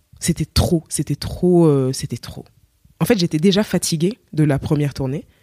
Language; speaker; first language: French; native; French